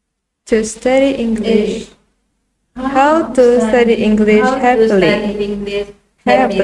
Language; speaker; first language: English; non-native, learner; Indonesian